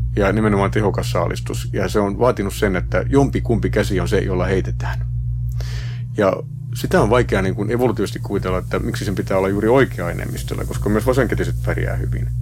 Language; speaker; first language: Finnish; native; Finnish